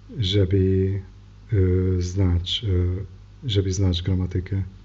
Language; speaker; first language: Polish; non-native, learner; Hungarian